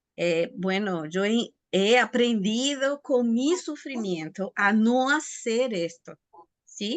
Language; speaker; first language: Spanish; non-native, fluent; Portuguese